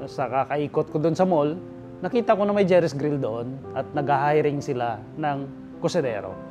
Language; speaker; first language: Filipino; non-native, local second language; Hiligaynon